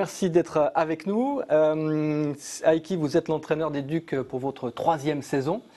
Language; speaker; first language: French; native; French